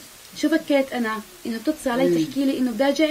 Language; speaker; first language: Arabic; native; Arabic